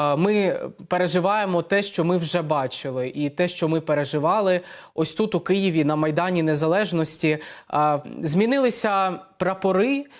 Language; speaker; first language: Ukrainian; native; Ukrainian